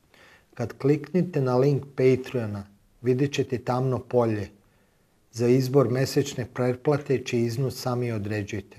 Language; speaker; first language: Croatian; native; Croatian